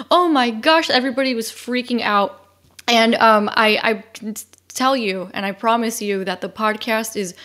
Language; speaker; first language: English; native; English